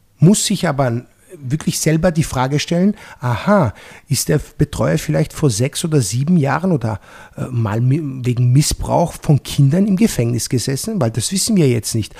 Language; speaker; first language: German; non-native, fluent; Italian